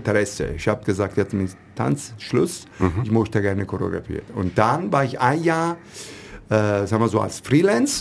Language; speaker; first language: German; non-native, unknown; Italian